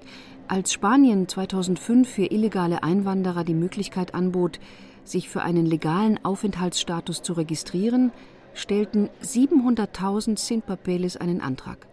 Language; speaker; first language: German; native; German